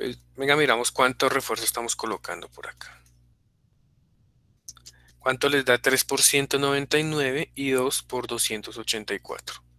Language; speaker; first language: Spanish; native; Spanish